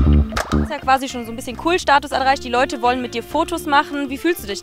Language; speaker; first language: German; native; German